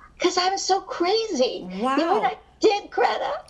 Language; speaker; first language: English; early bilingual, other home language; Hungarian